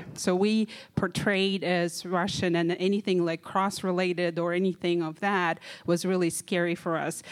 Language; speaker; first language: English; non-native, fluent; Kazakh